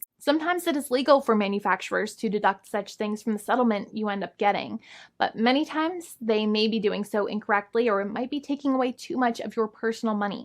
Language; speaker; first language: English; native; English